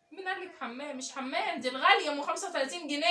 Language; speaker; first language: Arabic; native; Arabic